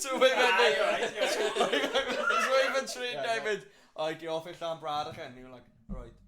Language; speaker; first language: Welsh; native; Welsh